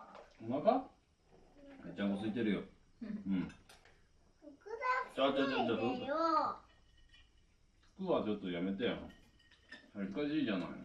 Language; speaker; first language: Japanese; native; Japanese